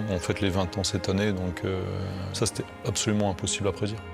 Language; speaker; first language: French; native; French